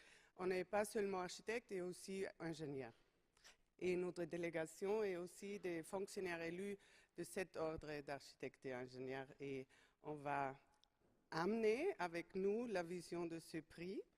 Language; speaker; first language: French; non-native, fluent; German